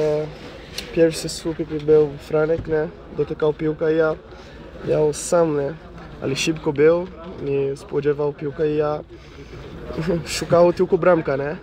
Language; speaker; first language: Polish; non-native, learner; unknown